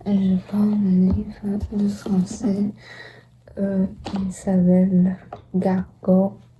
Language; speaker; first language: French; non-native, learner; Portuguese